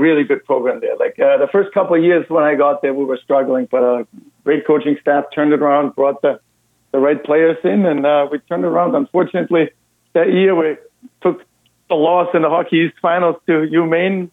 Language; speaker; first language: English; non-native, fluent; German